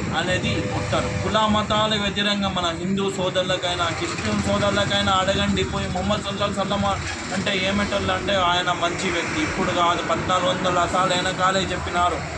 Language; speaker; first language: Telugu; non-native, local second language; Urdu